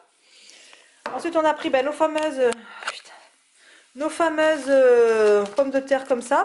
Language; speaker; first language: French; native; French